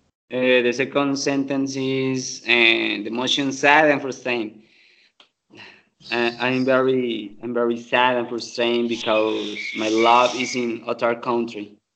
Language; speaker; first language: English; non-native, learner; Spanish